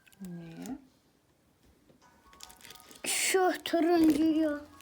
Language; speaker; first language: Turkish; early bilingual, heritage; Turkish